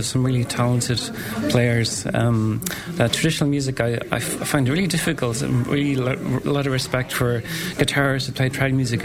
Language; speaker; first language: English; native; English